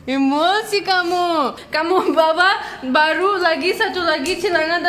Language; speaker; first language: Indonesian; non-native, learner; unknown